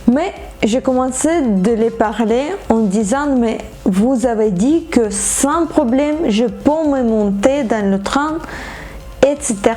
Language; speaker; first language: French; non-native, fluent; Ukrainian